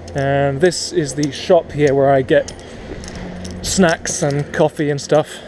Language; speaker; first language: English; native; English